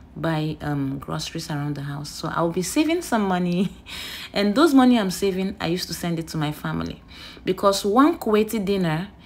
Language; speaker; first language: English; non-native, local second language; Igbo